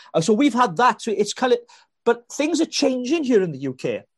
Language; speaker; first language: English; native; English